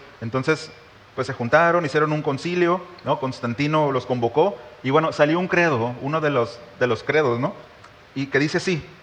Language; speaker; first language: Spanish; native; Spanish